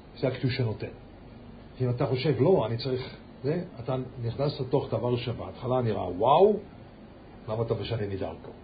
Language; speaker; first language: Hebrew; early bilingual, heritage; Yiddish